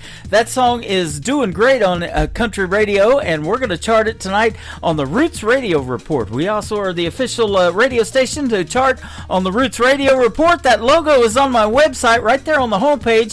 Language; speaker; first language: English; native; English